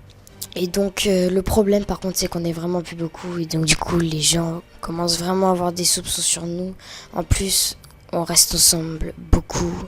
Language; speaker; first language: French; native; French